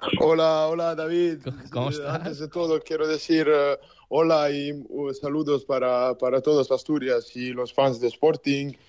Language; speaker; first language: Spanish; non-native, learner; Serbian